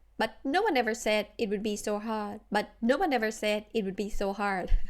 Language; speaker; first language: English; non-native, fluent; Thai